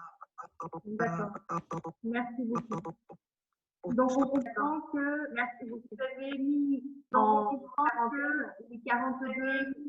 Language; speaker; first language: French; native; French